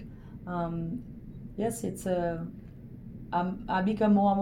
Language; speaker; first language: English; non-native, fluent; French